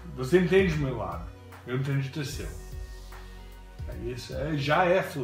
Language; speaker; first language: Portuguese; non-native, fluent; English